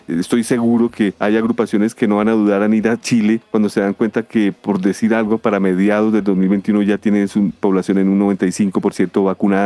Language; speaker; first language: Spanish; native; Spanish